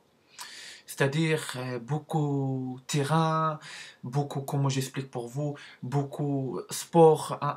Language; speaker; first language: French; non-native, learner; Arabic